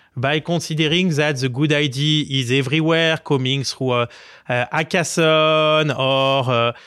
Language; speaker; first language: English; non-native, fluent; French